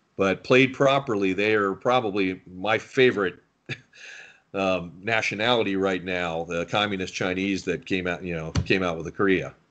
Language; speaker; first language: English; native; English